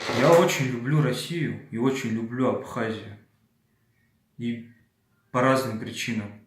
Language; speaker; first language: Russian; early bilingual, other home language; Abkhazian